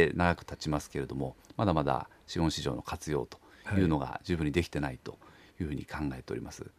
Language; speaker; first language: Japanese; native; Japanese